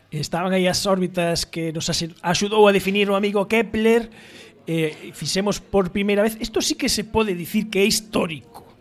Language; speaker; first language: Galician; native; Galician